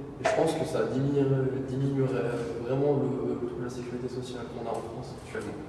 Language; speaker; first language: French; native; French